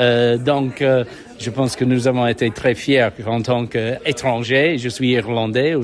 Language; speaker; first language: French; non-native, fluent; English